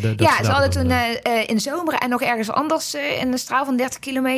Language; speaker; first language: Dutch; native; Dutch